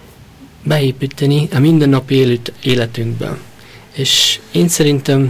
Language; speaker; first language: Hungarian; early bilingual, heritage; Hungarian